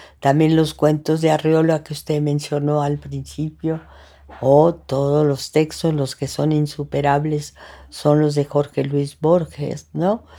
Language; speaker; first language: Spanish; early bilingual, other home language; French